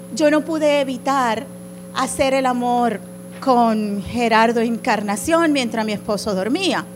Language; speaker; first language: Spanish; early bilingual, heritage; Spanish